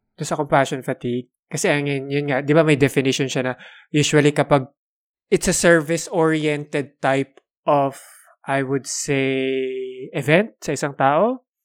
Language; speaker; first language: Filipino; native; Filipino